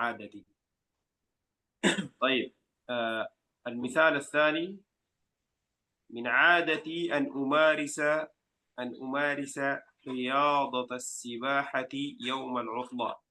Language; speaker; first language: Arabic; non-native, fluent; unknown